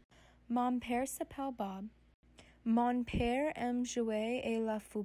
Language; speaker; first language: French; non-native, learner; English